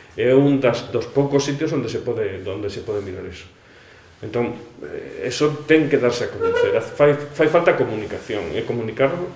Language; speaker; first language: Galician; native; Galician